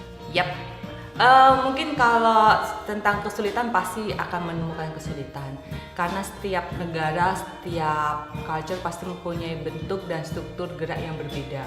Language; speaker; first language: Indonesian; native; Indonesian